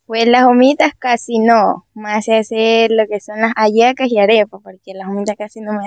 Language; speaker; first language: Spanish; native; Spanish